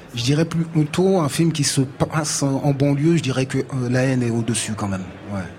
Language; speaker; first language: French; native; French